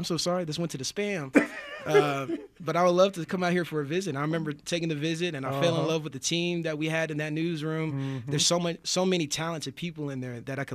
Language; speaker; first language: English; native; English